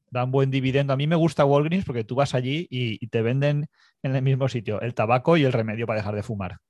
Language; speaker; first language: Spanish; native; Spanish